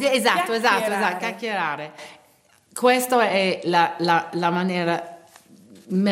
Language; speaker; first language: Italian; non-native, learner; English